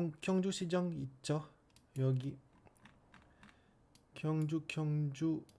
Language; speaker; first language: Korean; non-native, learner; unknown